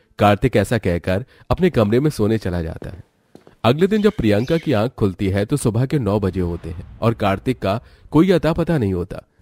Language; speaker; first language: Hindi; native; Hindi